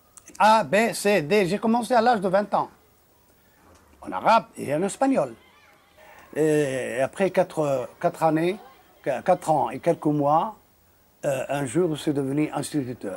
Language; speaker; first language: French; non-native, local second language; Arabic